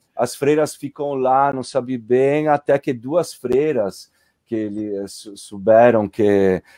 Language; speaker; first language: Portuguese; non-native, fluent; Italian